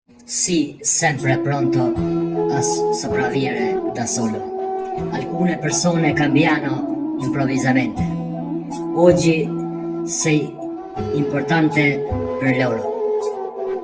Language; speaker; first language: Italian; non-native, fluent; Albanian